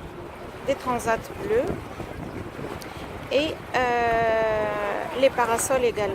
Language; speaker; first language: French; native; French